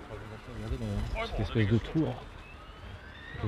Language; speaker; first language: French; native; French